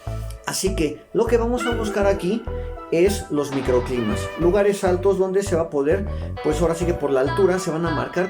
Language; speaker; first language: Spanish; native; Spanish